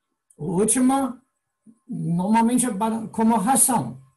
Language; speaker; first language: Portuguese; non-native, fluent; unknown